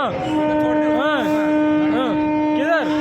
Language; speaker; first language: Hindi; non-native, local second language; Kannada